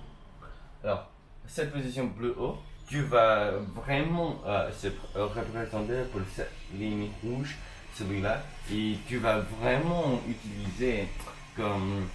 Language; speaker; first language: French; non-native, learner; Chinese